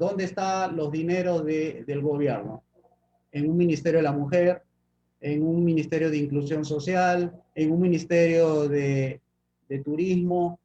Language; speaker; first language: Spanish; native; Spanish